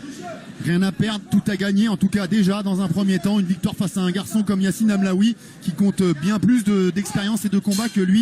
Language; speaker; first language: French; native; French